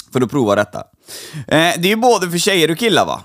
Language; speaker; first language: Swedish; native; Swedish